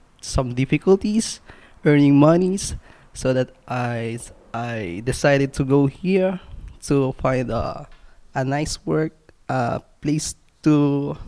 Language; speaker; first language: English; non-native, local second language; Filipino